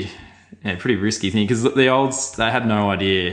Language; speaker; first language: English; native; English